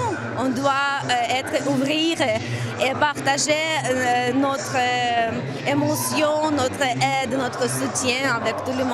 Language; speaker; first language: French; non-native, learner; Ukrainian